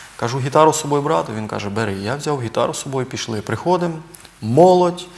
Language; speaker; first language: Ukrainian; native; Ukrainian